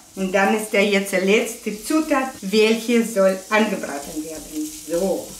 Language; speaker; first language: German; non-native, fluent; Russian